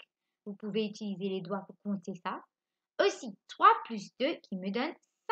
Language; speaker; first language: French; non-native, local second language; Morisyen